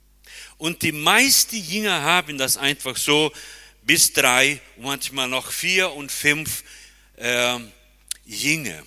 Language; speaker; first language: German; early bilingual, heritage; German